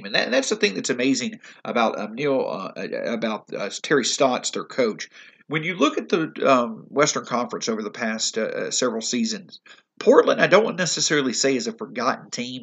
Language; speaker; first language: English; native; English